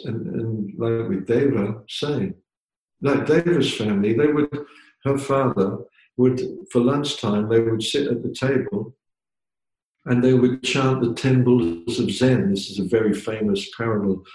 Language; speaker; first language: English; native; English